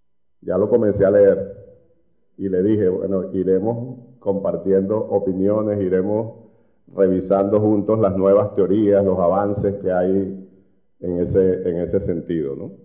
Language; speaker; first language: Spanish; native; Spanish